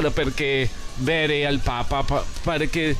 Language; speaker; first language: Italian; non-native, learner; Spanish